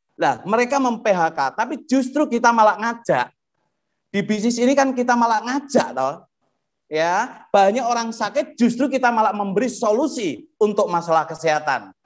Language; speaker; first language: Indonesian; non-native, local second language; Javanese